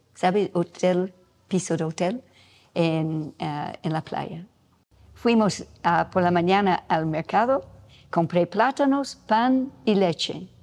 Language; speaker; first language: Spanish; non-native, fluent; English